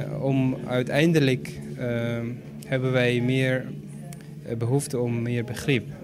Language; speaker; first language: Dutch; non-native, fluent; Persian